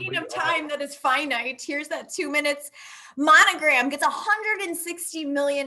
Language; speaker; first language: English; native; English